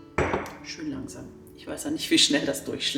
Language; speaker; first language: German; native; German